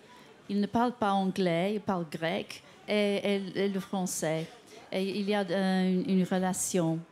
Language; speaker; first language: French; non-native, fluent; English